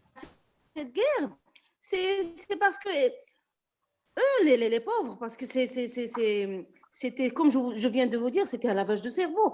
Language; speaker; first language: French; non-native, local second language; Arabic